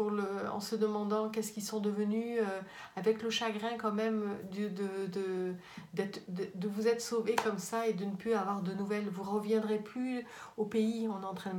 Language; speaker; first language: French; native; French